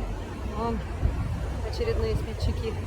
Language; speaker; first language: Russian; native; Russian